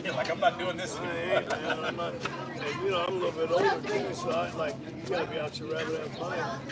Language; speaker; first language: English; native; English